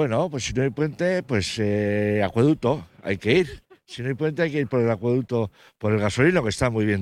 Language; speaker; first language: Spanish; native; Spanish